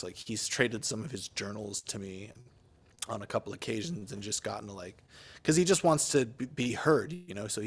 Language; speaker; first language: English; native; English